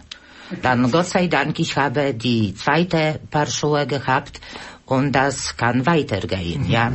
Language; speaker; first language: German; non-native, learner; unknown